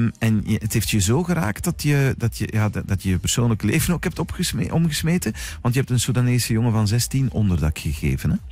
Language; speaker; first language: Dutch; native; Dutch